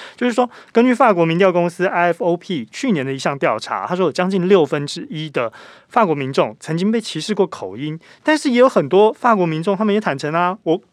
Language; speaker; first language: Chinese; native; Chinese